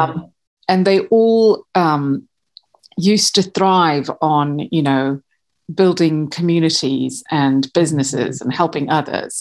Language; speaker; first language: English; non-native, local second language; Kachhi